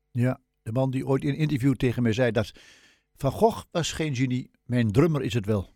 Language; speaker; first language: Dutch; native; Dutch